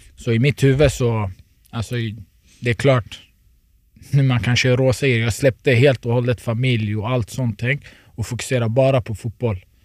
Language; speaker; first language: Swedish; early bilingual, other home language; Turoyo